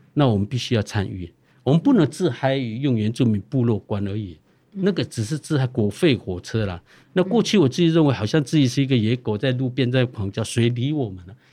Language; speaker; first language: Chinese; non-native, local second language; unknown